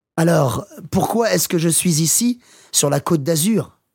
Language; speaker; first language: French; non-native, learner; English